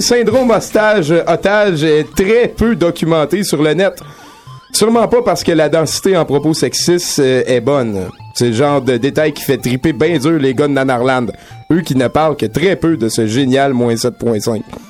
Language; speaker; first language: French; native; French